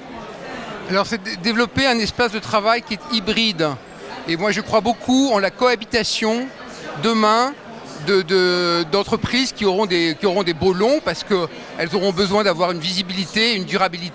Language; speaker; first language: French; native; French